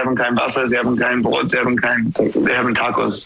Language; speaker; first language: German; non-native, fluent; English